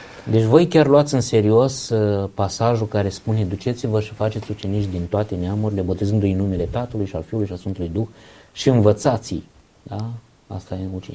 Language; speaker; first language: Romanian; native; Romanian